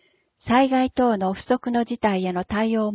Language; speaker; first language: Japanese; native; Japanese